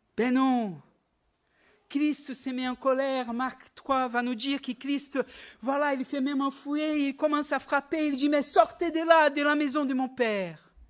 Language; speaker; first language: French; non-native, fluent; Portuguese